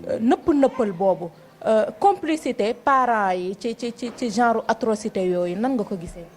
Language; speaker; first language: Wolof; native; Wolof